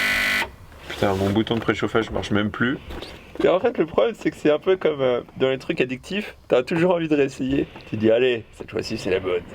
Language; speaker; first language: French; native; French